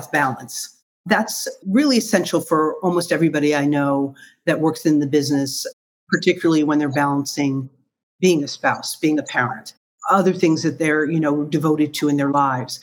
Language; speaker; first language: English; native; English